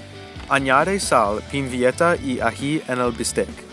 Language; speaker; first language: Spanish; non-native, learner; English